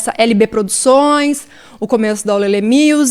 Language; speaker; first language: Portuguese; native; Portuguese